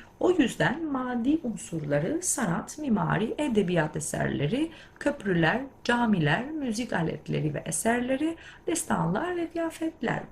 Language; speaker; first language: Turkish; non-native, fluent; Albanian